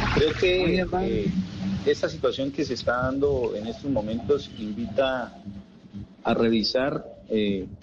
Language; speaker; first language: Spanish; native; Spanish